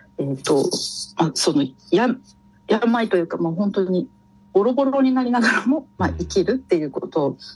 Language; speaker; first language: Japanese; native; Japanese